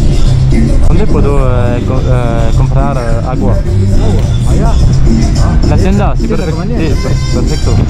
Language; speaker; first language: Spanish; non-native, learner; French